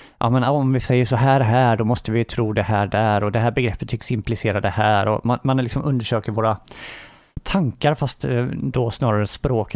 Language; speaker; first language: Swedish; native; Swedish